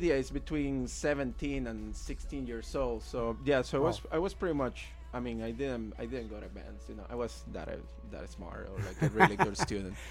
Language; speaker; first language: English; non-native, fluent; Spanish